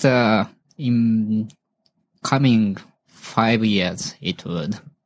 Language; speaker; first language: English; non-native, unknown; Japanese